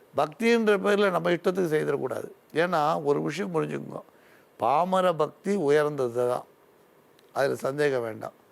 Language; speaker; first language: Tamil; native; Tamil